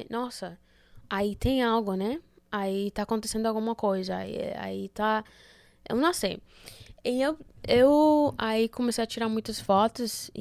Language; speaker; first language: Portuguese; early bilingual, heritage; Portuguese